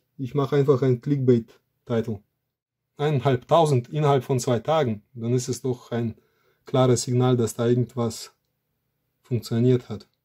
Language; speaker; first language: German; non-native, fluent; Russian